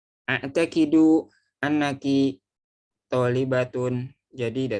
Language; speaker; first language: Arabic; non-native, fluent; Indonesian